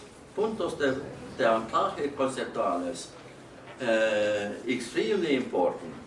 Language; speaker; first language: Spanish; non-native, learner; Estonian